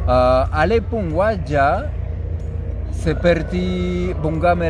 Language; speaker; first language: Indonesian; non-native, fluent; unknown